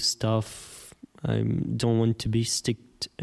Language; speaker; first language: English; non-native, fluent; Ukrainian